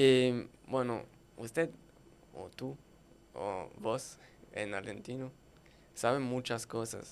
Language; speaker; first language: Spanish; non-native, learner; French